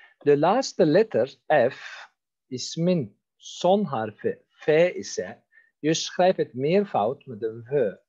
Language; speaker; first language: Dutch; non-native, fluent; Turkish